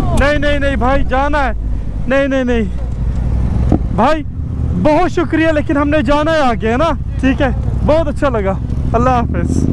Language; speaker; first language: Hindi; early bilingual, heritage; Urdu